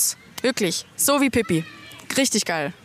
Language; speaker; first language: German; native; German